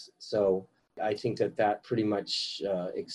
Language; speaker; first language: English; native; English